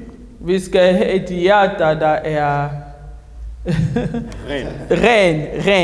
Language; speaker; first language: Danish; non-native, fluent; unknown